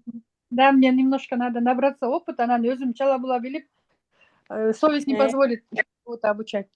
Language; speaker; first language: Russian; non-native, local second language; Kyrgyz